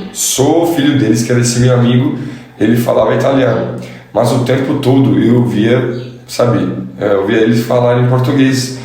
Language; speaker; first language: Portuguese; non-native, fluent; Italian